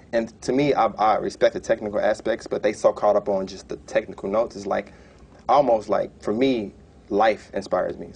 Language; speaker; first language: English; native; English